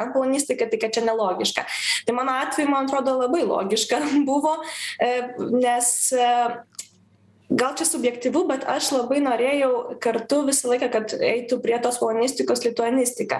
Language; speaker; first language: Lithuanian; non-native, local second language; Polish